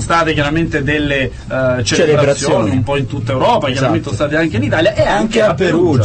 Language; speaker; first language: Italian; native; Italian